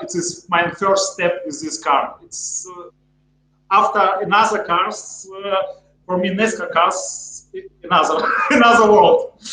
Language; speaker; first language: English; non-native, learner; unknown